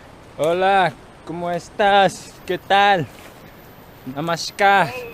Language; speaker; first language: Spanish; non-native, learner; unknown